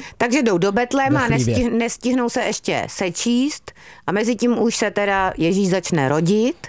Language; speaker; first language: Czech; native; Czech